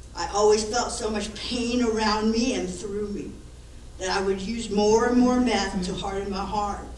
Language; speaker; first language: English; native; English